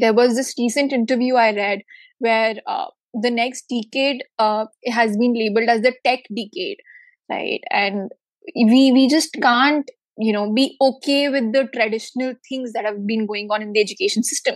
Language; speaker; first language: English; non-native, local second language; Hindi